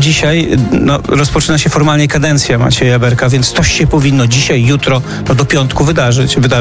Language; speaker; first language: Polish; native; Polish